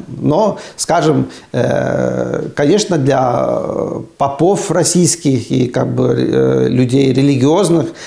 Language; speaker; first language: Russian; non-native, fluent; Estonian